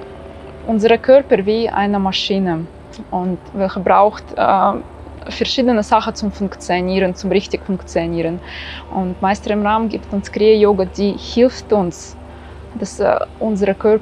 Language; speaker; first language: German; non-native, fluent; Russian